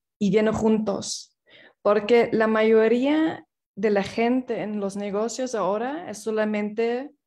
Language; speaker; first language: Spanish; non-native, fluent; English